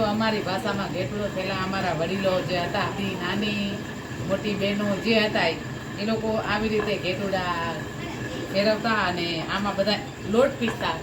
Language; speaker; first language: Gujarati; non-native, local second language; Kachhi